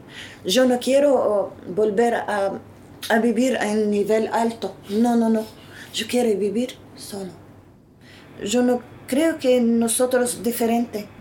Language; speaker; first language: Spanish; non-native, learner; Arabic